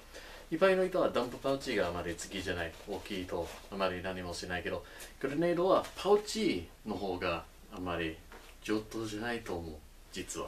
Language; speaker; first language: Japanese; non-native, learner; English